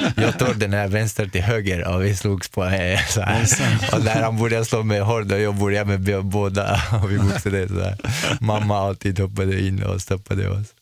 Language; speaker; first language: Swedish; non-native, fluent; Chechen